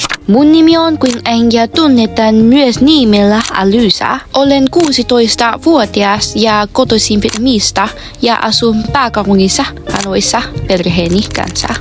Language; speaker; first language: Finnish; non-native, learner; Vietnamese